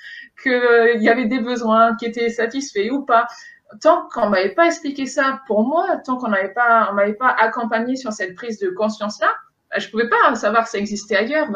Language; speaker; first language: French; native; French